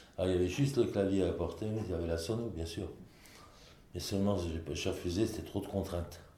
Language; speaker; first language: French; native; French